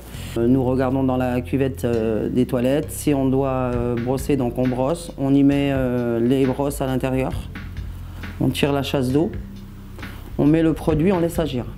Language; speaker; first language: French; native; French